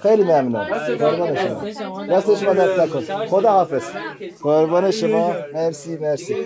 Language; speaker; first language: Persian; non-native, learner; Turkish